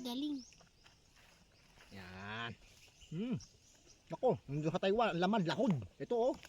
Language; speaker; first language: Filipino; non-native, local second language; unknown